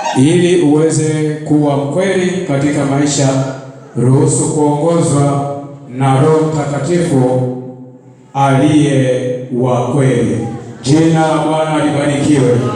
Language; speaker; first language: Swahili; non-native, local second language; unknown